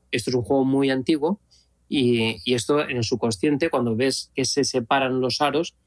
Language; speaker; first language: Spanish; native; Spanish